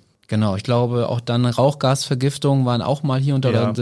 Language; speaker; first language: German; native; German